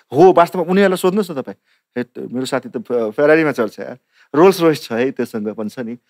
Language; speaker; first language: Nepali; non-native, local second language; Maithili